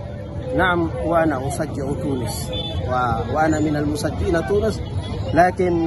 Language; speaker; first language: Arabic; non-native, fluent; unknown